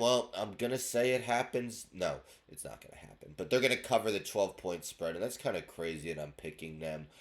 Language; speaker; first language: English; native; English